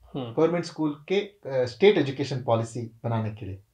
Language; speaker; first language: Hindi; non-native, local second language; Kannada